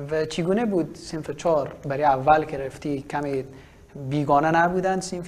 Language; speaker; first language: Persian; native; Persian